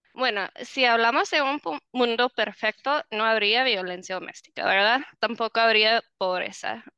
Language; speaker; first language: Spanish; non-native, fluent; English